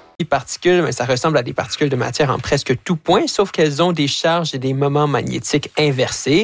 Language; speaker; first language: French; native; French